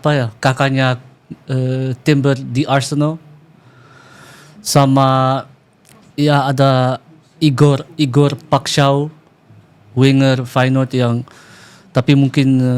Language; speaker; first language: Indonesian; early bilingual, heritage; Dutch